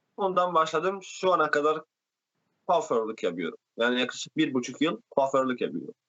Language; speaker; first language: Turkish; non-native, fluent; Arabic